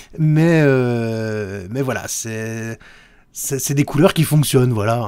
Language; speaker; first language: French; native; French